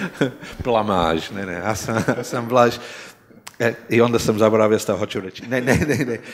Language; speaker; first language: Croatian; non-native, learner; English